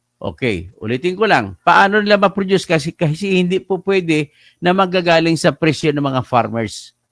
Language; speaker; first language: Filipino; non-native, local second language; Hiligaynon